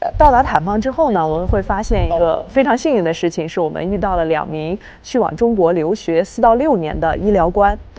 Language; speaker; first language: Chinese; native; Chinese